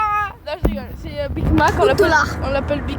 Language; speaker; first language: French; native; French